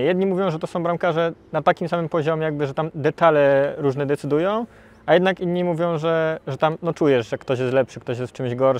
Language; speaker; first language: Polish; native; Polish